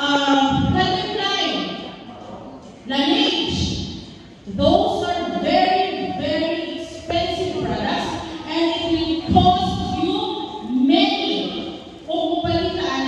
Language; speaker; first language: English; non-native, local second language; Cebuano